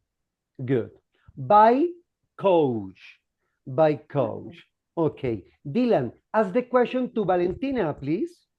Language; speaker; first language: English; non-native, fluent; Spanish